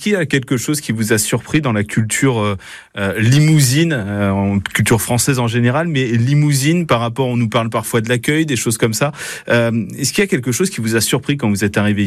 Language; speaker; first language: French; native; French